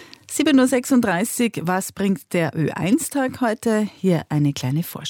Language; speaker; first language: German; native; German